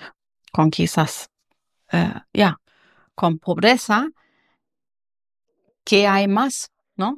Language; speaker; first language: Spanish; non-native, learner; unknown